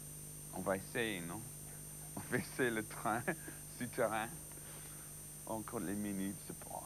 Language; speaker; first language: French; non-native, learner; English